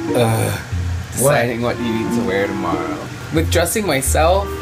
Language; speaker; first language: English; native; English